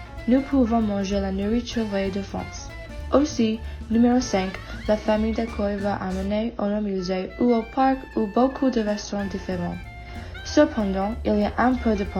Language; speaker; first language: French; non-native, learner; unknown